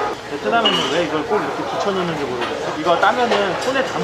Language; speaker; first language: Korean; native; Korean